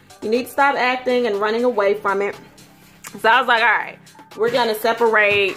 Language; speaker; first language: English; native; English